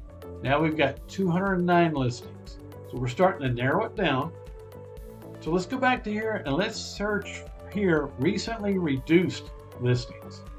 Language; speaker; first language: English; native; English